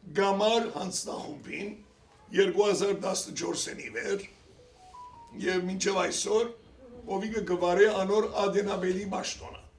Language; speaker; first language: Armenian; early bilingual, heritage; Armenian